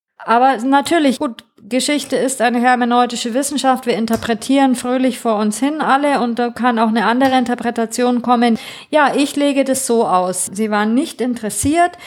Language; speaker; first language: German; non-native, fluent; Greek